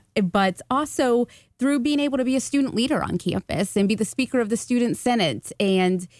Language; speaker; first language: English; native; English